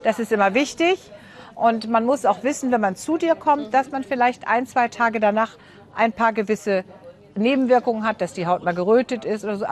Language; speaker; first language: German; native; German